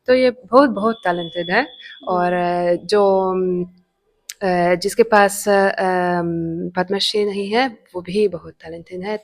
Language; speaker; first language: Hindi; non-native, fluent; Italian